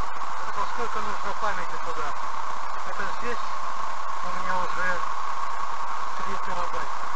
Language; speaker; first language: Russian; native; Russian